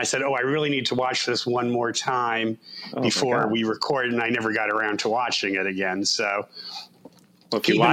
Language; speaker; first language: English; native; English